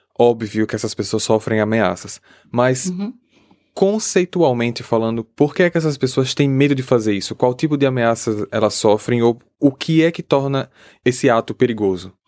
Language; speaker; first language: Portuguese; native; Portuguese